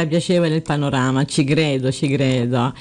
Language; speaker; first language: Italian; native; Italian